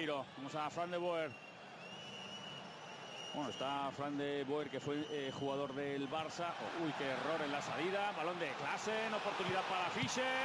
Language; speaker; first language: Spanish; native; Spanish